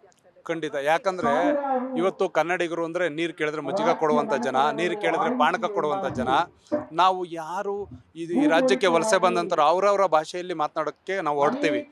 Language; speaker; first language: Kannada; native; Kannada